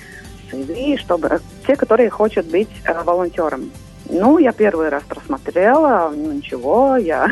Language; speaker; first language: Russian; non-native, local second language; Latvian